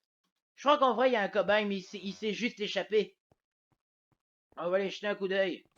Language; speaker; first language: French; native; French